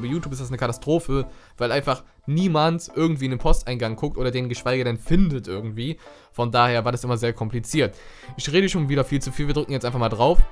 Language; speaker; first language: German; native; German